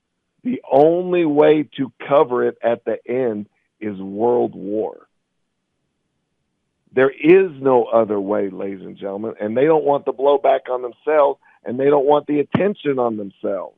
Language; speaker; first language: English; native; English